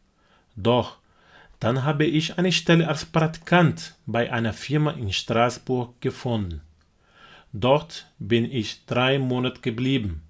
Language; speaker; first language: German; non-native, fluent; Portuguese